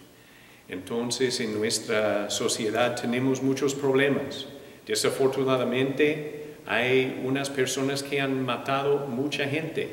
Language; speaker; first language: Spanish; non-native, fluent; English